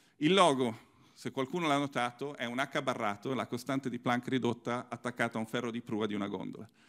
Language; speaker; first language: Italian; native; Italian